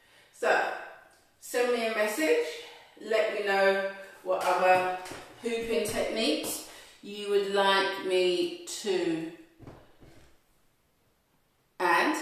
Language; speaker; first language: English; native; English